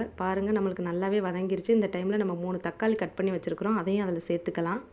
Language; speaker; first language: Tamil; native; Tamil